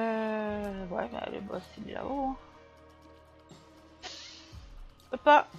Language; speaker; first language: French; native; French